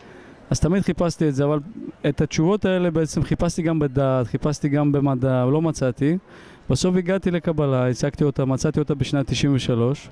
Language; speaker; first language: Hebrew; non-native, fluent; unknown